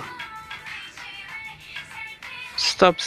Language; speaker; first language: English; non-native, learner; Indonesian